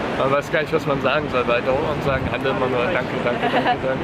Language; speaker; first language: German; native; German